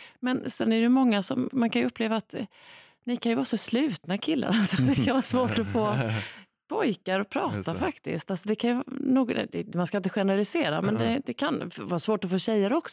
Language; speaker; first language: Swedish; native; Swedish